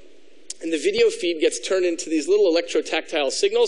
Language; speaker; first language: English; native; English